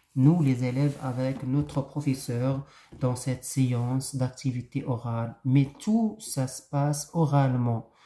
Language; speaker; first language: French; non-native, local second language; Arabic